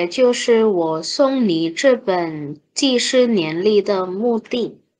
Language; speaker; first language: Chinese; non-native, learner; Indonesian